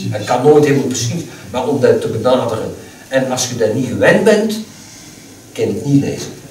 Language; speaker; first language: Dutch; native; Dutch